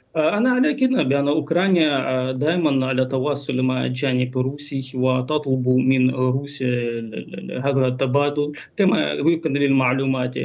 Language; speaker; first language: Arabic; non-native, learner; Ukrainian